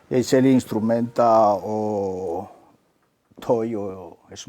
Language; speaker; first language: Danish; non-native, learner; Spanish